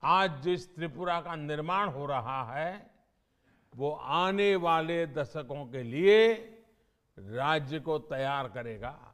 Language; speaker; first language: Hindi; non-native, local second language; Gujarati